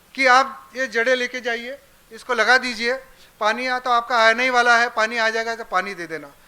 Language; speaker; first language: Hindi; non-native, local second language; Marathi